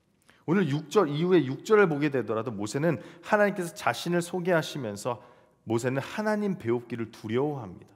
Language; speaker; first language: Korean; native; Korean